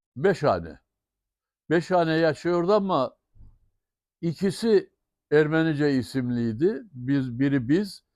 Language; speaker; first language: Turkish; native; Turkish